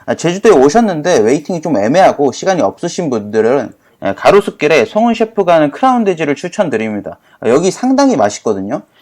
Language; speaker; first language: Korean; native; Korean